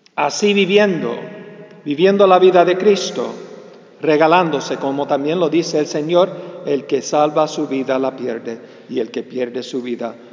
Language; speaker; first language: Spanish; early bilingual, heritage; Spanish